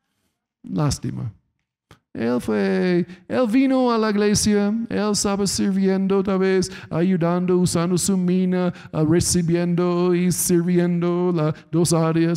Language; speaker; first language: Spanish; non-native, fluent; English